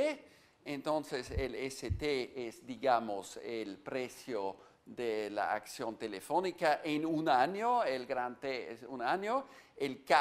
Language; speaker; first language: Spanish; non-native, fluent; German